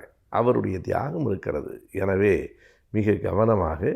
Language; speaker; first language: Tamil; native; Tamil